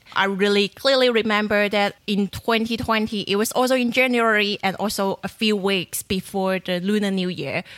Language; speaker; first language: English; non-native, fluent; Chinese